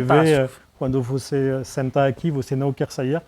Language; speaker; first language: Portuguese; non-native, fluent; French